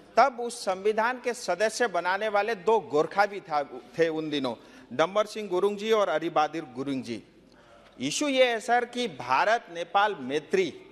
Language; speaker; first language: Hindi; non-native, local second language; Nepali